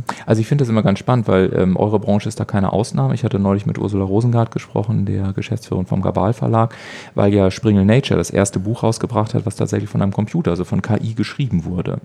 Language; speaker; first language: German; native; German